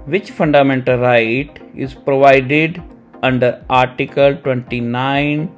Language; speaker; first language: English; non-native, local second language; Punjabi